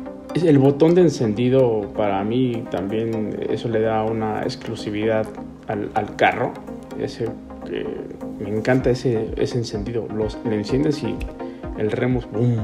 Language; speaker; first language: Spanish; native; Spanish